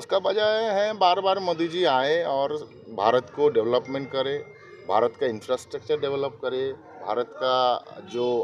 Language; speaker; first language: Hindi; non-native, local second language; Bangla